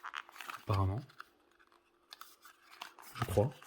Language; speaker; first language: French; native; French